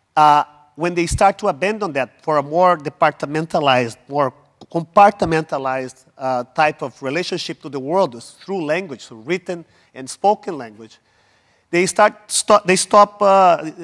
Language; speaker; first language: English; non-native, fluent; Portuguese